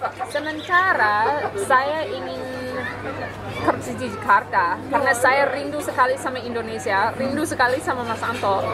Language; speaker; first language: Malay; non-native, fluent; English